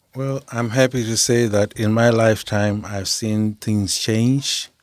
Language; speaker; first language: English; non-native, local second language; Shona